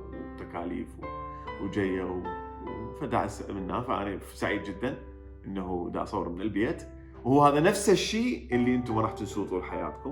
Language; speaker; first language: Arabic; native; Arabic